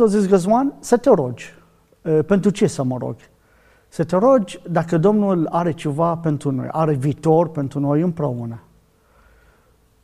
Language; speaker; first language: Romanian; non-native, learner; Arabic